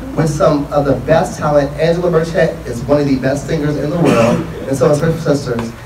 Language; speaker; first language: English; native; English